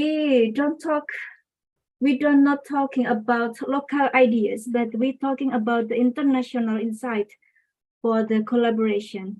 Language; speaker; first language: English; non-native, local second language; Indonesian